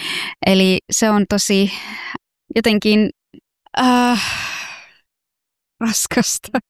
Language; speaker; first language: Finnish; non-native, fluent; Persian